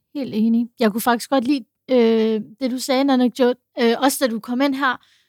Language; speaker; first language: Danish; early bilingual, other home language; Urdu